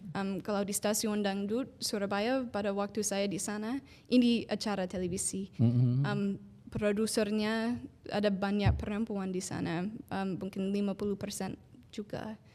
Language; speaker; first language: Indonesian; non-native, fluent; English